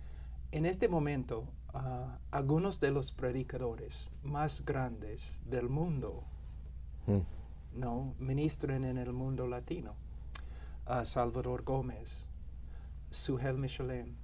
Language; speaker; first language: Spanish; non-native, fluent; English